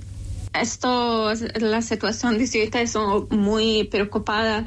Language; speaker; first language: Spanish; non-native, local second language; Persian